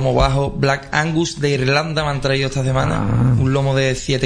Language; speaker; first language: Spanish; native; Spanish